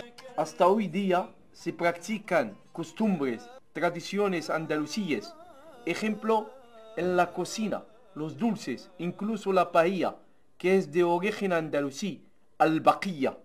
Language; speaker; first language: Spanish; non-native, fluent; Arabic